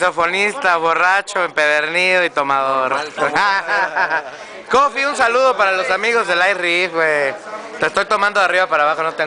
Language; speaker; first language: Spanish; native; Spanish